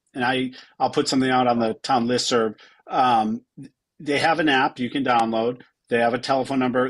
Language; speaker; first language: English; native; English